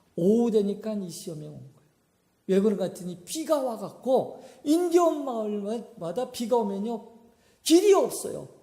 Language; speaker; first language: Korean; native; Korean